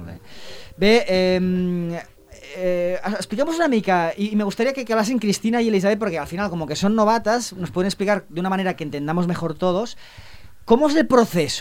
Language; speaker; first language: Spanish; non-native, local second language; Catalan